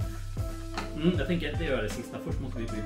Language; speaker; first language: Swedish; native; Swedish